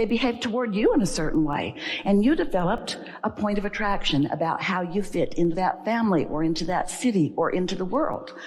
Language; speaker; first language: English; native; English